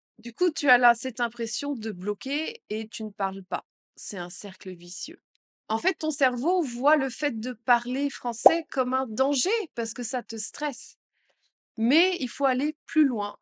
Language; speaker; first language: French; native; French